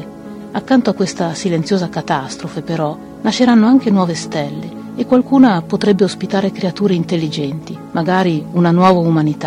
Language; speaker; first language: Italian; native; Italian